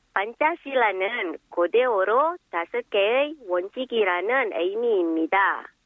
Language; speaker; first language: Korean; non-native, fluent; Indonesian